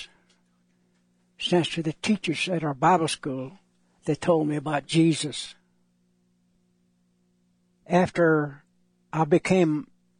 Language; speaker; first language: English; non-native, local second language; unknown